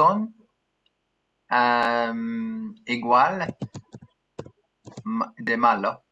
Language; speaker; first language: Spanish; non-native, learner; English